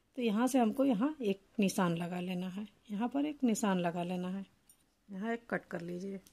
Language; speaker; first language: Hindi; native; Hindi